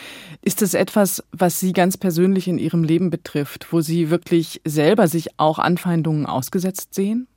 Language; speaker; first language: German; native; German